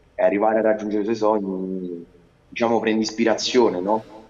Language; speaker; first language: Italian; native; Italian